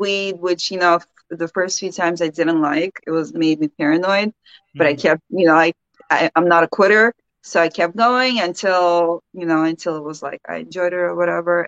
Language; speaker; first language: English; early bilingual, other home language; Ukrainian